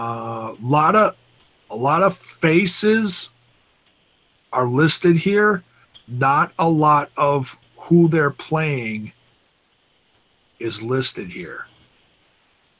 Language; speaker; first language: English; native; English